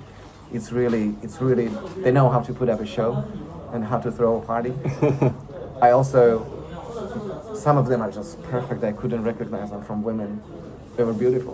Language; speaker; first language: English; non-native, fluent; Slovak